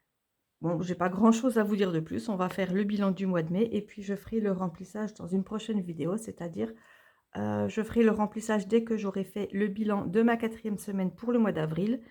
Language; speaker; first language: French; native; French